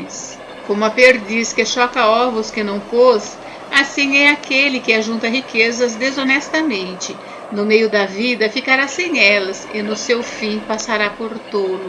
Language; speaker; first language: Portuguese; native; Portuguese